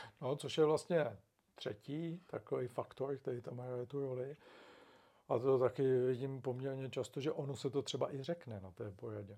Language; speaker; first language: Czech; native; Czech